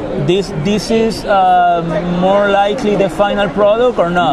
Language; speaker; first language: English; non-native, learner; Spanish